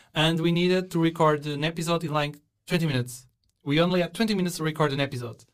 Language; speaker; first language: English; non-native, fluent; Portuguese